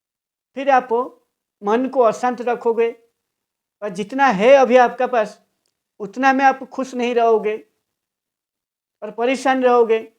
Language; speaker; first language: Hindi; non-native, local second language; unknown